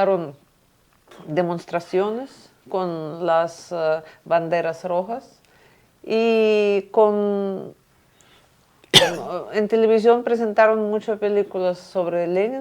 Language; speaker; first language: Spanish; non-native, fluent; Russian